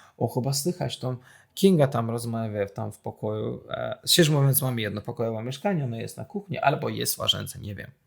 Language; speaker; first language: Polish; non-native, fluent; Azerbaijani